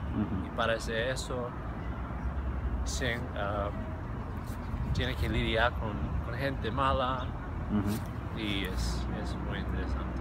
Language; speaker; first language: Spanish; non-native, fluent; English